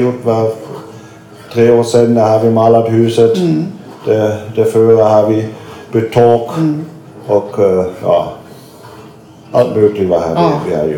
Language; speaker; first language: Swedish; non-native, learner; German